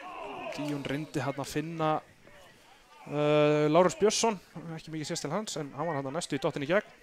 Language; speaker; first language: Icelandic; native; Icelandic